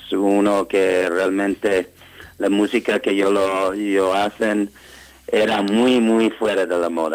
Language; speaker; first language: Spanish; non-native, fluent; English